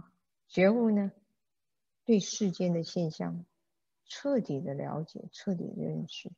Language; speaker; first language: Chinese; native; Chinese